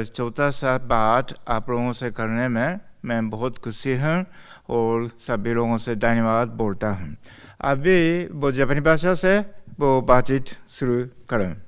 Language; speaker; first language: Hindi; non-native, learner; Japanese